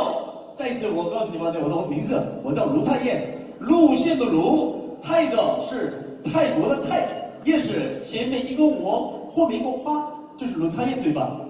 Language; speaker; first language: Chinese; non-native, learner; Korean